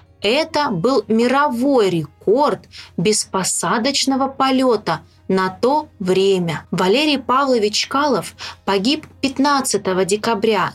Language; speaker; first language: Russian; native; Russian